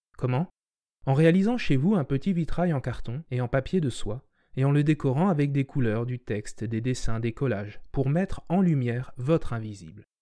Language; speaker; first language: French; native; French